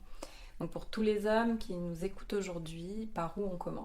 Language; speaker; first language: French; native; French